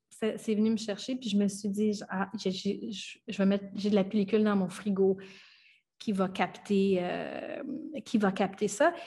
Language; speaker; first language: French; non-native, local second language; English